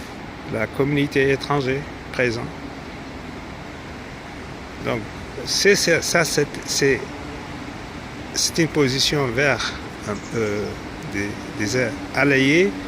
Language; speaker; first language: French; non-native, fluent; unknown